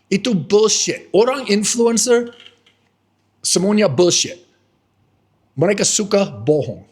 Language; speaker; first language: Indonesian; non-native, fluent; English